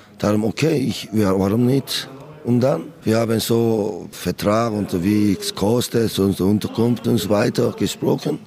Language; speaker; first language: German; non-native, learner; Korean